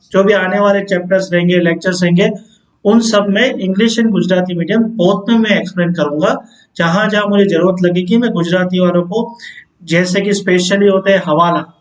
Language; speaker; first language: Hindi; non-native, local second language; Gujarati